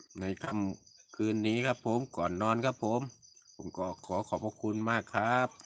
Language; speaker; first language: Thai; native; Thai